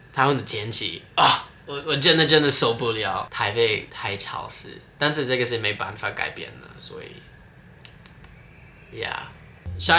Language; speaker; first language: Chinese; non-native, fluent; English